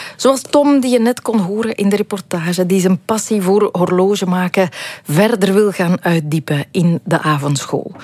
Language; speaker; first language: Dutch; native; Dutch